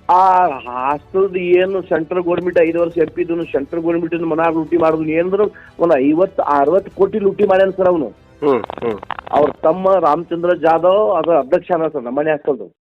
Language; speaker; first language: Kannada; non-native, local second language; Lambadi